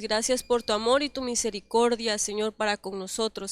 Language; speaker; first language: Spanish; native; Spanish